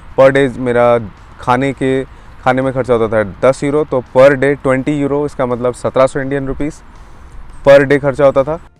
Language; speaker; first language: Hindi; native; Hindi